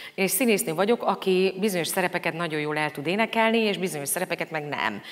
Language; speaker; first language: Hungarian; native; Hungarian